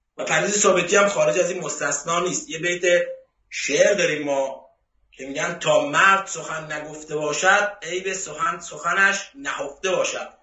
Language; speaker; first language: Persian; native; Persian